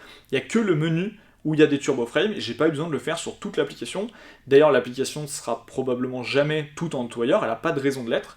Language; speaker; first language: French; native; French